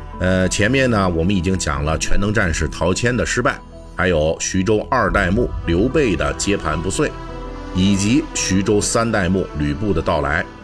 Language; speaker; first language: Chinese; native; Chinese